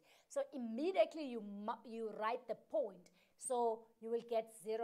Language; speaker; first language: English; non-native, local second language; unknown